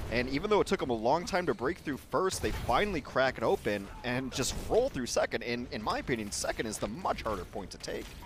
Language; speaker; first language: English; native; English